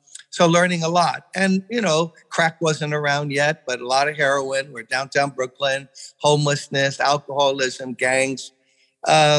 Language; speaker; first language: English; native; English